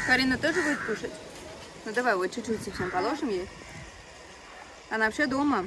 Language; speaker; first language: Russian; native; Russian